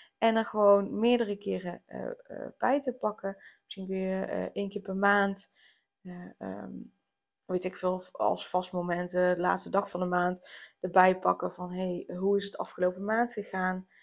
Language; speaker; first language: Dutch; native; Dutch